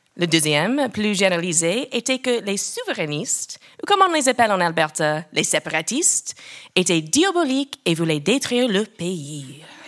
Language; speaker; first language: French; non-native, local second language; English